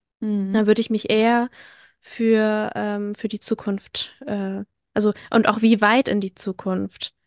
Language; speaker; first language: German; early bilingual, other home language; French